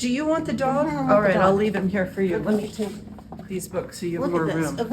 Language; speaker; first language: English; native; English